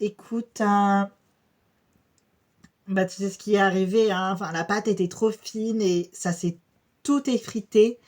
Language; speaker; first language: French; native; French